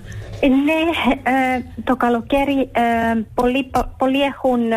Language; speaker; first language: Greek; early bilingual, heritage; Finnish